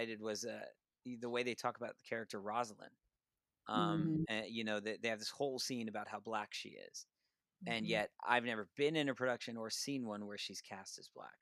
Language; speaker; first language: English; native; English